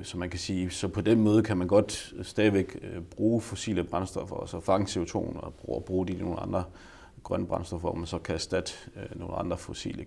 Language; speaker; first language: Danish; native; Danish